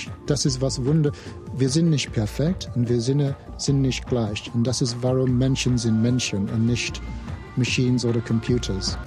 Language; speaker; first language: German; non-native, fluent; English